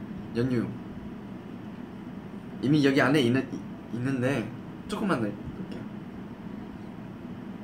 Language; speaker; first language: Korean; non-native, fluent; English